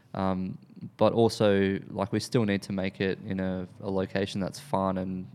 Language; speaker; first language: English; native; English